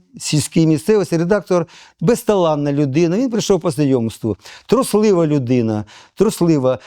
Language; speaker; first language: Ukrainian; non-native, local second language; Russian